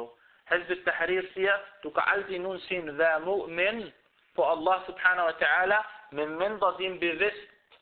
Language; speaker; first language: Danish; non-native, fluent; Arabic